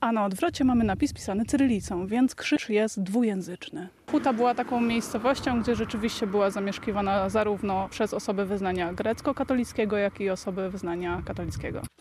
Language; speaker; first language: Polish; native; Polish